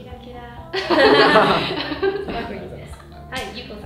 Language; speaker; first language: Japanese; non-native, learner; English